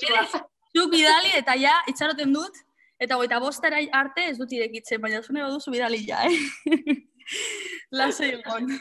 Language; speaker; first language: Basque; non-native, local second language; Spanish